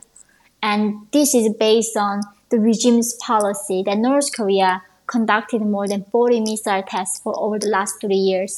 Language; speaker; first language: English; non-native, fluent; Korean